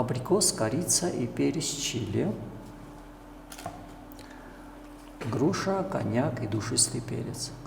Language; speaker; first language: Russian; native; Russian